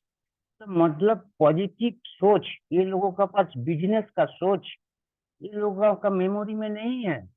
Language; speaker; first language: Hindi; non-native, local second language; Bangla